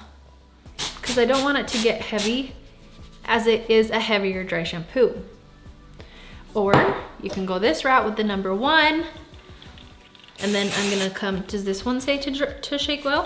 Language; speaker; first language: English; native; English